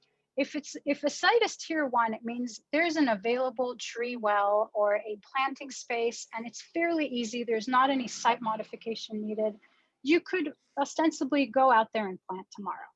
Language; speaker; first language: English; native; English